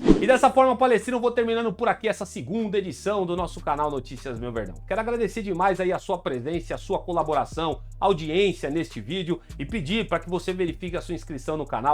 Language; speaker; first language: Portuguese; native; Portuguese